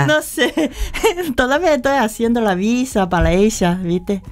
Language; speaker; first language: Spanish; non-native, fluent; Chinese